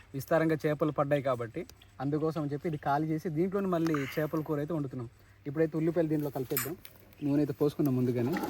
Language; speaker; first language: Telugu; native; Telugu